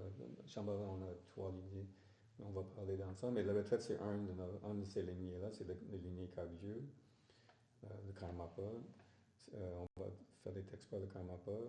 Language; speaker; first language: French; non-native, fluent; English